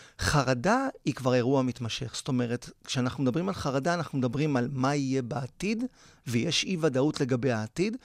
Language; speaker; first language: Hebrew; early bilingual, other home language; Spanish